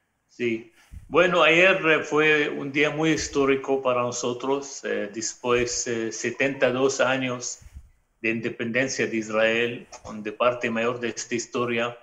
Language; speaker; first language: Spanish; non-native, fluent; Arabic